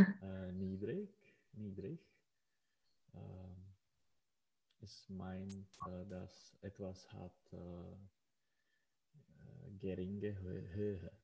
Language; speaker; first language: German; non-native, learner; Czech